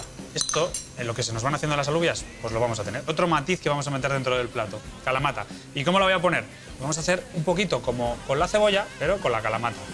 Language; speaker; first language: Spanish; native; Spanish